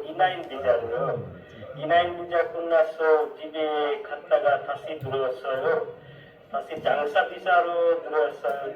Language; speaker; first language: Korean; non-native, learner; Bangla